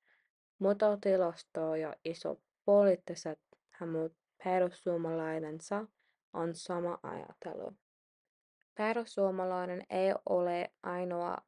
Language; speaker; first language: Finnish; non-native, learner; English